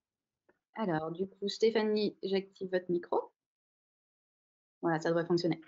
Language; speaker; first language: French; native; French